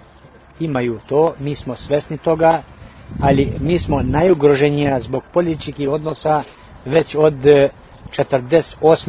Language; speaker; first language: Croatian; early bilingual, heritage; Serbian